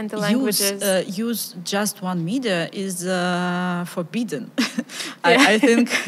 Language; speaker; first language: English; non-native, learner; Ukrainian